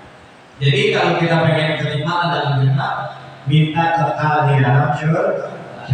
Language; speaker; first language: Indonesian; native; Indonesian